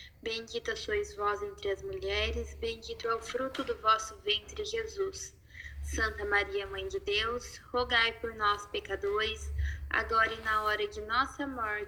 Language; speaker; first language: Portuguese; native; Portuguese